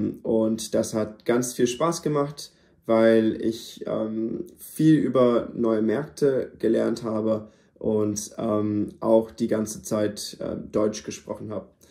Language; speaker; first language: German; non-native, fluent; English